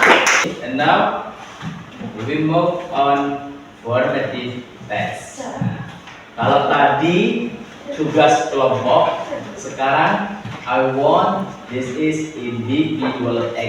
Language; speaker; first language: English; non-native, learner; Indonesian